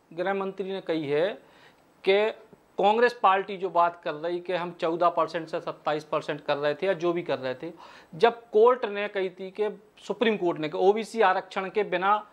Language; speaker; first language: Hindi; native; Hindi